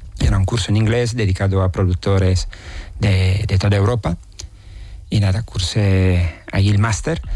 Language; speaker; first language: Spanish; non-native, fluent; Italian